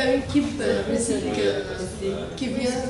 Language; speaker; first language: French; non-native, learner; Arabic